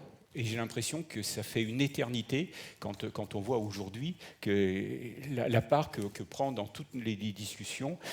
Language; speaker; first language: French; native; French